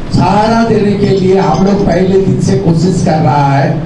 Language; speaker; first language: Hindi; non-native, local second language; Bangla